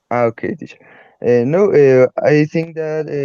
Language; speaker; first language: English; non-native, learner; Spanish